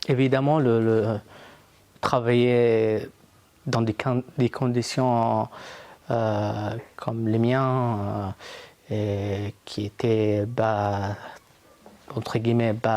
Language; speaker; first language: French; non-native, fluent; Arabic